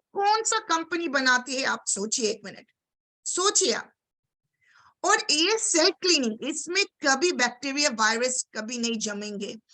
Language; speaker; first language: Hindi; non-native, local second language; Bangla